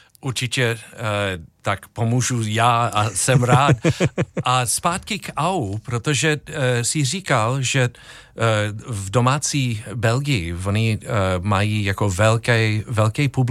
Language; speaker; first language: Czech; non-native, learner; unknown